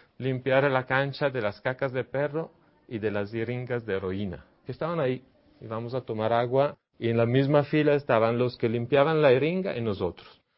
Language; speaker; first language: Spanish; non-native, fluent; Italian